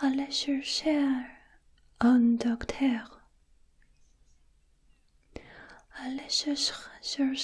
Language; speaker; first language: French; non-native, learner; Russian